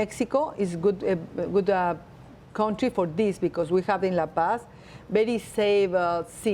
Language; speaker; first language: English; non-native, learner; Spanish